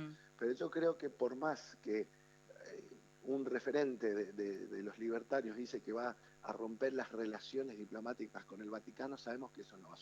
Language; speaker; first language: Spanish; native; Spanish